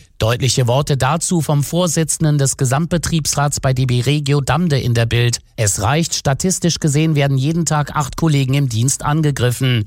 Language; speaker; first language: German; native; German